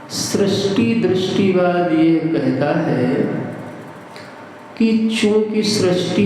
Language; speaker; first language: Hindi; native; Hindi